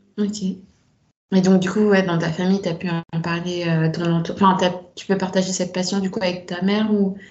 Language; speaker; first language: French; native; French